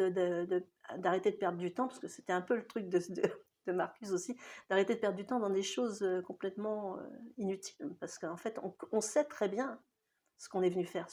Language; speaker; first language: French; native; French